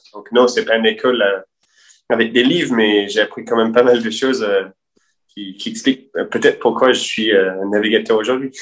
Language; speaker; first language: French; non-native, fluent; English